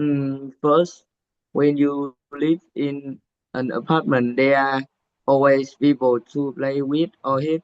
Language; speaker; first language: English; non-native, learner; Vietnamese